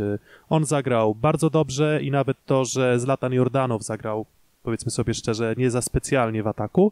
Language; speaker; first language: Polish; native; Polish